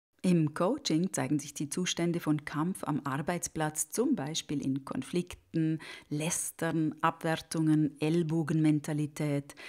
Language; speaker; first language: German; native; German